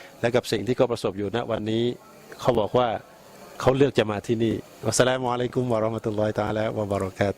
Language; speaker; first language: Thai; native; Thai